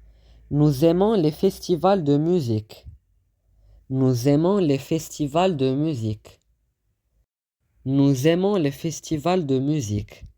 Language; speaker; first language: French; non-native, fluent; Arabic